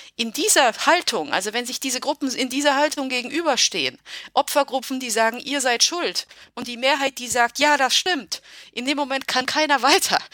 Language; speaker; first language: German; early bilingual, other home language; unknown